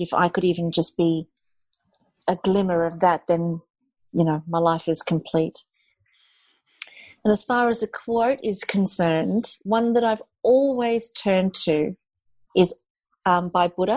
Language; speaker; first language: English; native; English